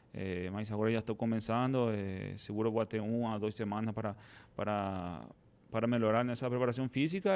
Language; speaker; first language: Portuguese; non-native, fluent; Spanish